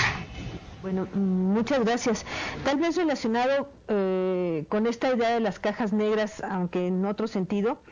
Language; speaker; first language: Spanish; native; Spanish